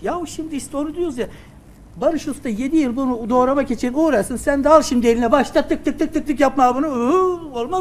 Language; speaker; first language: Turkish; native; Turkish